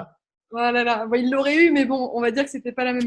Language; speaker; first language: French; native; French